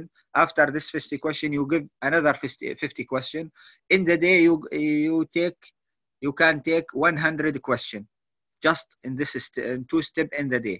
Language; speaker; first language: English; non-native, learner; Arabic